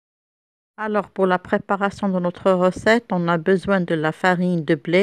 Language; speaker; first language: French; non-native, local second language; Arabic